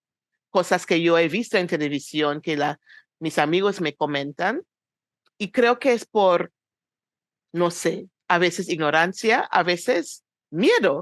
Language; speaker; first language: Spanish; non-native, fluent; English